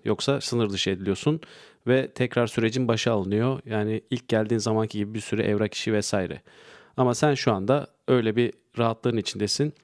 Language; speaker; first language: Turkish; native; Turkish